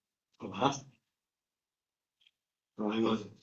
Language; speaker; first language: German; non-native, learner; Tibetan